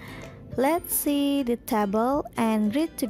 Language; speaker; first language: English; non-native, fluent; Indonesian